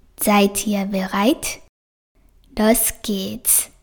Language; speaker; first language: German; non-native, fluent; Japanese